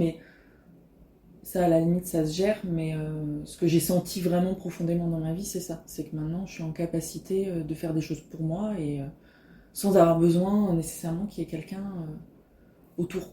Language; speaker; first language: French; native; French